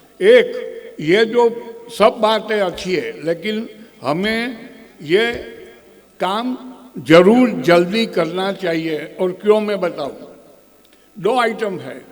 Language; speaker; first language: Hindi; non-native, local second language; Gujarati